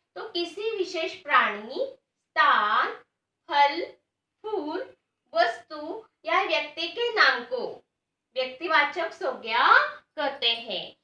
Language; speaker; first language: Hindi; non-native, local second language; Marathi